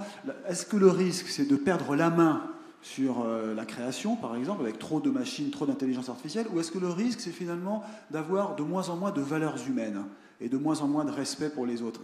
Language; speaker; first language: French; native; French